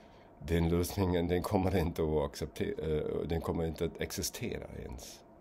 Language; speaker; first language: Swedish; non-native, fluent; German